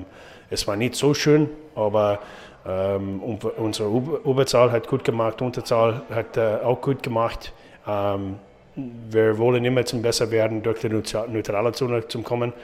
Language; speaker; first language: German; non-native, learner; English